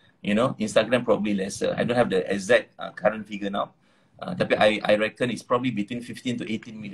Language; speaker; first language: English; non-native, local second language; Malay